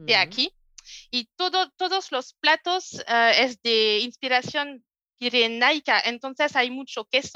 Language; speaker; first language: Spanish; non-native, learner; French